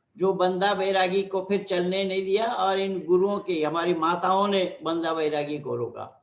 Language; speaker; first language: Hindi; non-native, local second language; Bangla